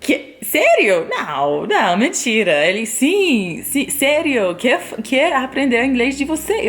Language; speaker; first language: Portuguese; non-native, fluent; English